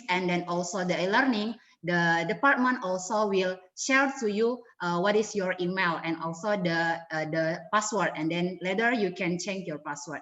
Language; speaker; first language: English; non-native, learner; Indonesian